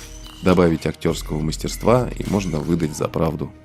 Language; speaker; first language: Russian; native; Russian